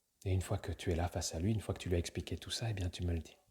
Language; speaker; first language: French; native; French